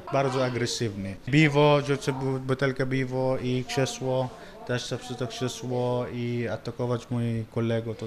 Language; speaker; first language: Polish; non-native, learner; Arabic